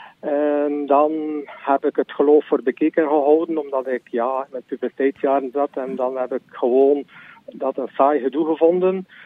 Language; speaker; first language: Dutch; native; Dutch